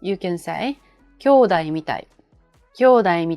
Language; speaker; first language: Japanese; native; Japanese